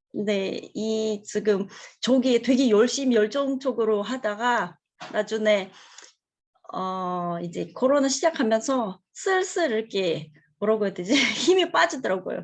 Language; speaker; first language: Korean; non-native, fluent; Russian